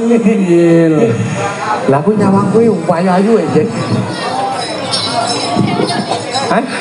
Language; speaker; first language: Indonesian; non-native, local second language; Javanese